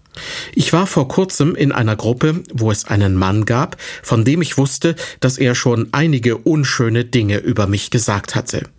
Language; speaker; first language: German; native; German